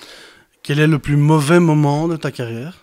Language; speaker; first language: French; native; French